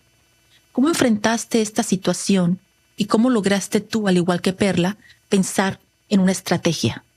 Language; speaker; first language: Spanish; native; Spanish